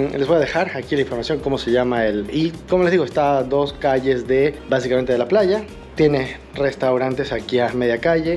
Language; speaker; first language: Spanish; native; Spanish